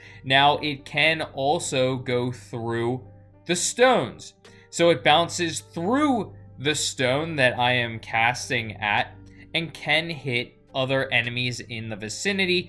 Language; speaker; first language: English; native; English